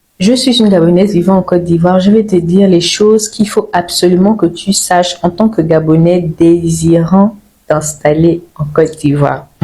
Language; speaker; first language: French; native; French